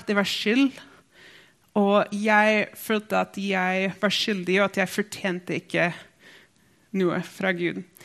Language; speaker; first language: Norwegian; non-native, fluent; English